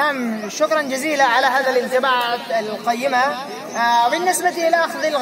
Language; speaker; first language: Arabic; non-native, fluent; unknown